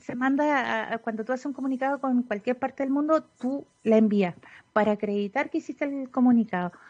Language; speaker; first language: Spanish; native; Spanish